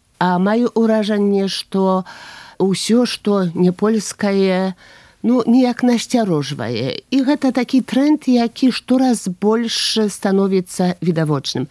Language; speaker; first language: Belarusian; native; Belarusian